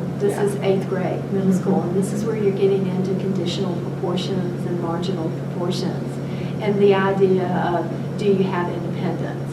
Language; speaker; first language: English; native; English